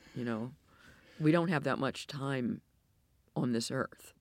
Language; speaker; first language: English; native; English